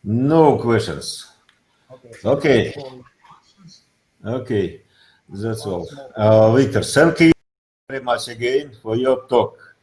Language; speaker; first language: English; non-native, learner; Russian